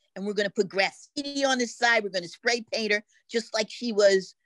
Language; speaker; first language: English; native; English